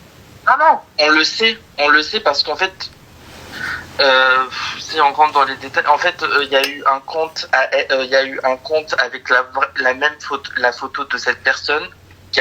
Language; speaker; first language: French; native; French